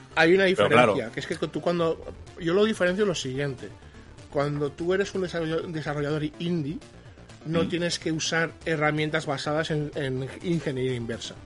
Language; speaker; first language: Spanish; native; Spanish